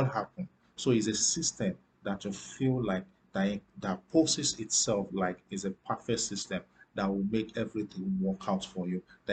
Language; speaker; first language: English; non-native, local second language; Yoruba